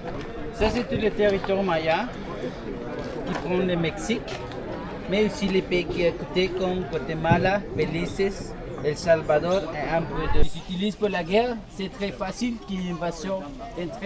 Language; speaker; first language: French; non-native, fluent; Spanish